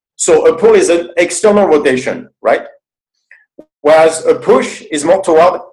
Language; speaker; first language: English; non-native, fluent; French